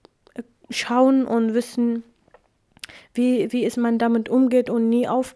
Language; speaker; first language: German; non-native, fluent; Kurdish